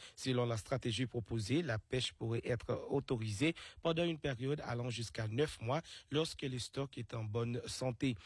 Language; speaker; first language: French; non-native, local second language; Seselwa Creole French